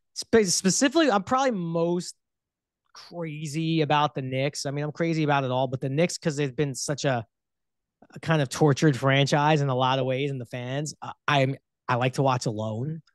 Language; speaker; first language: English; native; English